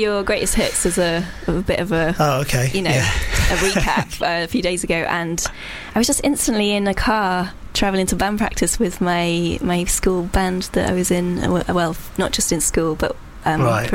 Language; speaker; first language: English; native; English